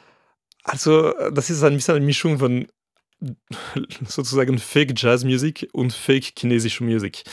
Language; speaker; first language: German; non-native, fluent; French